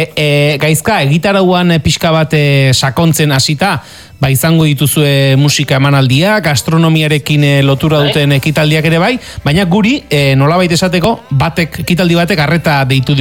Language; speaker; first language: Basque; native; Basque